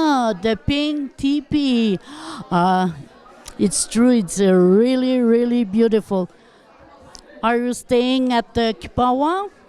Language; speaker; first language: English; non-native, local second language; French